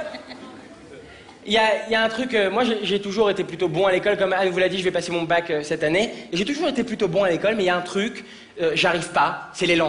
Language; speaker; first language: French; native; French